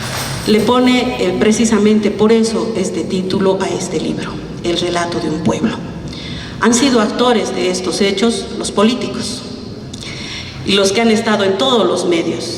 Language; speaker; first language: Spanish; native; Spanish